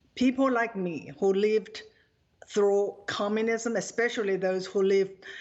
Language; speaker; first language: English; non-native, fluent; Chinese